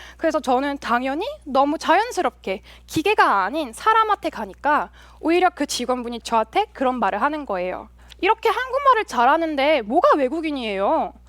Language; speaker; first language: Korean; early bilingual, heritage; Korean